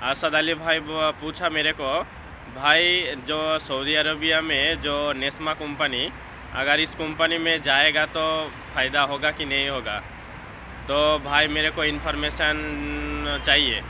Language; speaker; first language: Hindi; non-native, local second language; Bangla